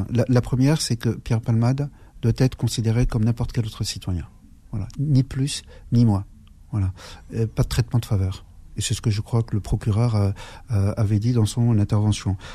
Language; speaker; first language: French; early bilingual, other home language; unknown